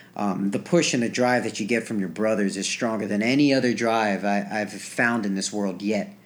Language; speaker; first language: English; native; English